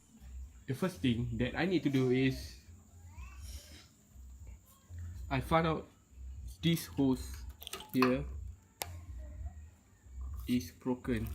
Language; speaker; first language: English; non-native, local second language; Malay